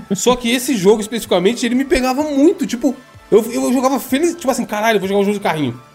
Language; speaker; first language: Portuguese; native; Portuguese